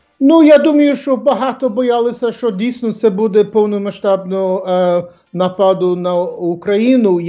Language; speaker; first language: Ukrainian; early bilingual, heritage; English